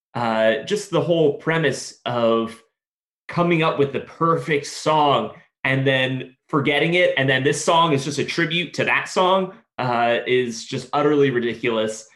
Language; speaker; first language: English; native; English